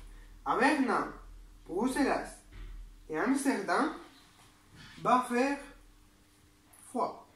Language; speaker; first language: French; non-native, learner; Spanish